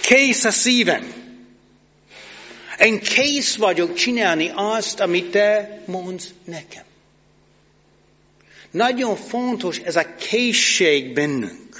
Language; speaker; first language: Hungarian; non-native, fluent; English